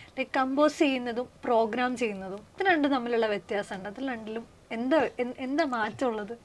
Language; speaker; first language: Malayalam; native; Malayalam